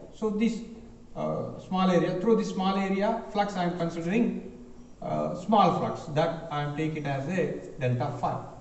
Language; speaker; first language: English; non-native, local second language; Kannada